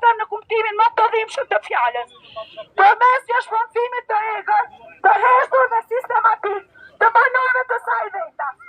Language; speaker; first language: Albanian; native; Albanian